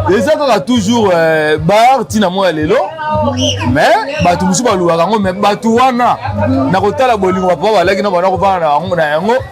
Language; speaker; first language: Lingala; non-native, local second language; Kongo